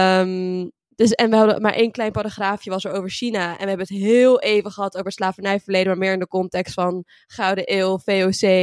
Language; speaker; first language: Dutch; native; Dutch